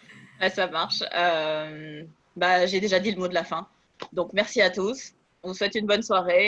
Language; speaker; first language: French; native; French